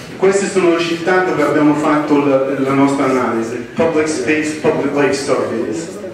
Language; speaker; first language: Italian; early bilingual, heritage; English